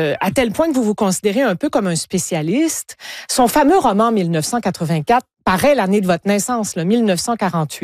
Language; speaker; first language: French; native; French